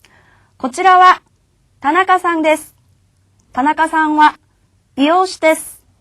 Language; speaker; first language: Japanese; non-native, fluent; Korean